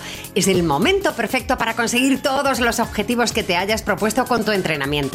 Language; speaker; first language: Spanish; native; Spanish